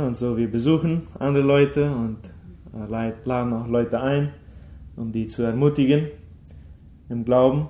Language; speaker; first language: German; early bilingual, heritage; German